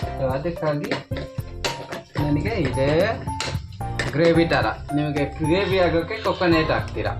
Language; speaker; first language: Kannada; non-native, fluent; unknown